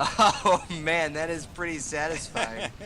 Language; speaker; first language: English; native; English